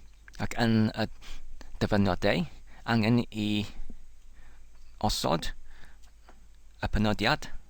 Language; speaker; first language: Welsh; non-native, learner; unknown